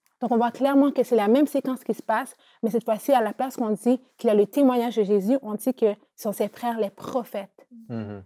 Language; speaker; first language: French; native; French